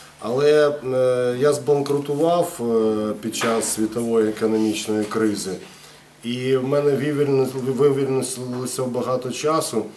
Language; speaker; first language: Ukrainian; non-native, local second language; Russian